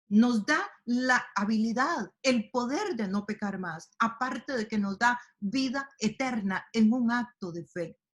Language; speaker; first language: Spanish; native; Spanish